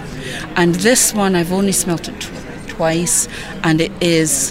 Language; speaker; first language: English; native; English